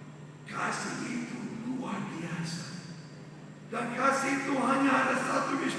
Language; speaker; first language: Indonesian; non-native, fluent; English